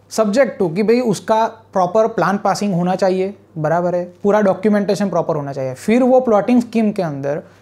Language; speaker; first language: Hindi; non-native, local second language; Gujarati